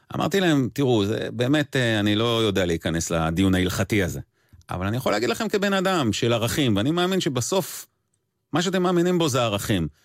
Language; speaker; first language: Hebrew; native; Hebrew